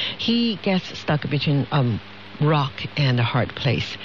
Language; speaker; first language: English; non-native, fluent; Chinese